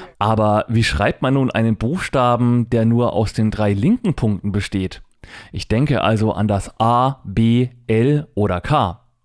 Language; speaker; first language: German; native; German